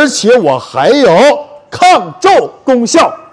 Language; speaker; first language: Chinese; native; Chinese